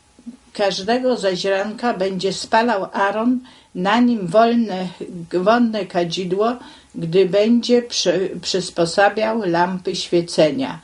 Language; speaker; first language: Polish; native; Polish